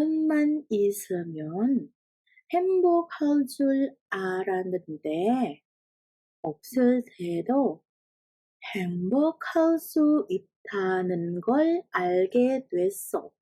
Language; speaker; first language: Korean; non-native, fluent; Indonesian